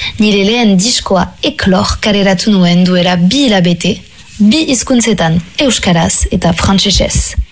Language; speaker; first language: Basque; non-native, local second language; French